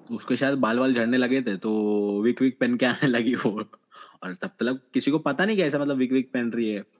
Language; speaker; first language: Hindi; native; Hindi